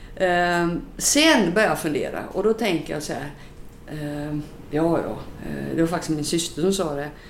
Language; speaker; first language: Swedish; native; Swedish